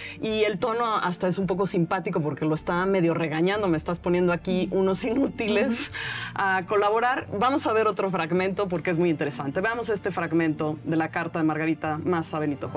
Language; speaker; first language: Spanish; native; Spanish